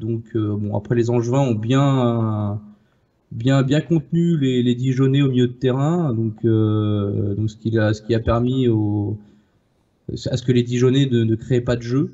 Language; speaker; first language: French; native; French